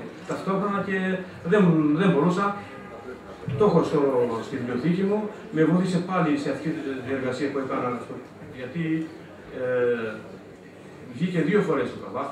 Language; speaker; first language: Greek; non-native, fluent; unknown